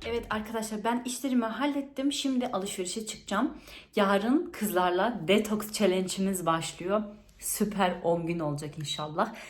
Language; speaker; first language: Turkish; early bilingual, heritage; Turkish